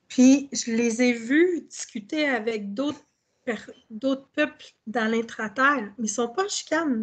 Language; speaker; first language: French; native; French